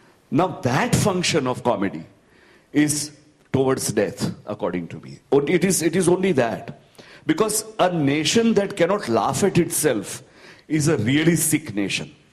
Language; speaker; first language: English; non-native, local second language; Gujarati